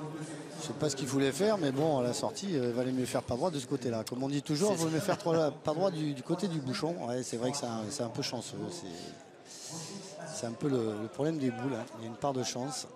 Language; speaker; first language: French; native; French